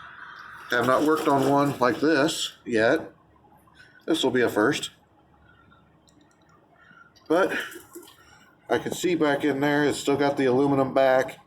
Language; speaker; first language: English; native; English